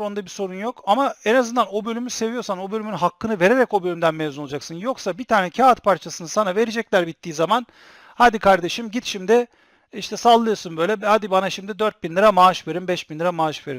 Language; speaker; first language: Turkish; native; Turkish